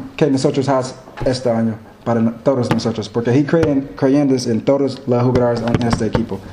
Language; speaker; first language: Spanish; non-native, learner; English